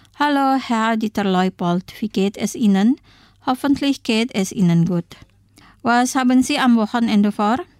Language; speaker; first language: German; non-native, fluent; Indonesian